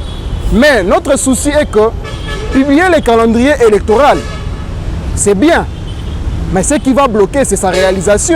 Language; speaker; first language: French; non-native, local second language; Lingala